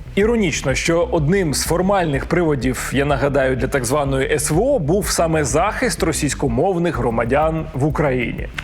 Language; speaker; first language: Ukrainian; native; Ukrainian